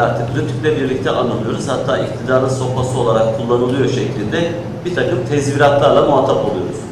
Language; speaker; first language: Turkish; native; Turkish